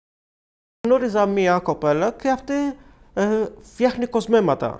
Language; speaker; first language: Greek; non-native, learner; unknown